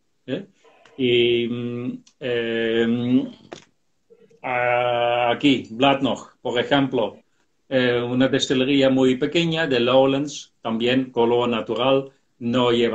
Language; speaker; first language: Spanish; non-native, fluent; Dutch